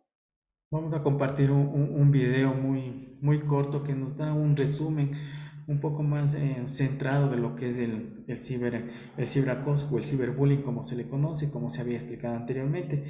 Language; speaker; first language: Spanish; native; Spanish